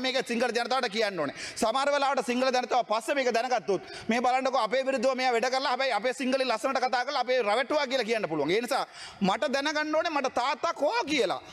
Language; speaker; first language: Sinhala; non-native, local second language; Tamil